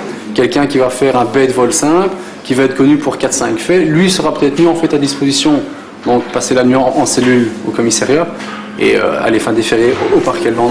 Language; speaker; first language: French; native; French